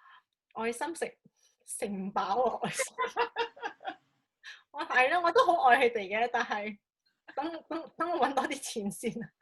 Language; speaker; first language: Chinese; native; Chinese